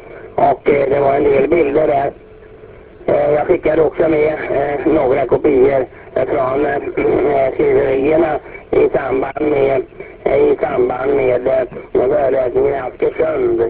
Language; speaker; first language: Swedish; native; Swedish